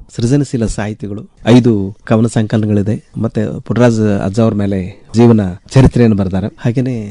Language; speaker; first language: Kannada; native; Kannada